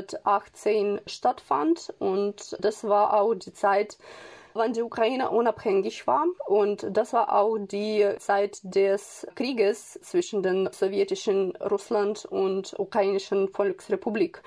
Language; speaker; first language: German; non-native, fluent; Ukrainian